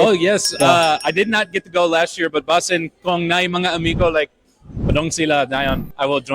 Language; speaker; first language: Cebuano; non-native, learner; English